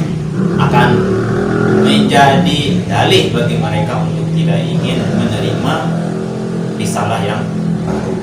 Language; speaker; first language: Indonesian; native; Indonesian